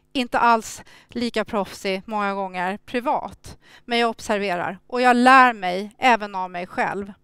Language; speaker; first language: Swedish; early bilingual, other home language; Thai